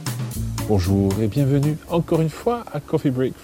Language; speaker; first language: French; non-native, fluent; English